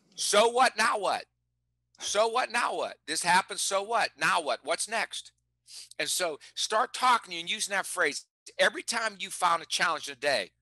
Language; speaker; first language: English; native; English